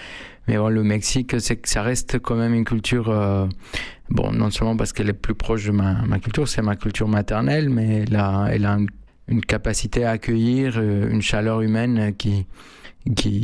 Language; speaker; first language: French; non-native, fluent; Spanish